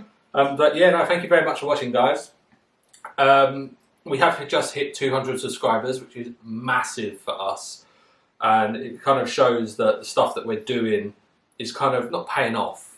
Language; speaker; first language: English; native; English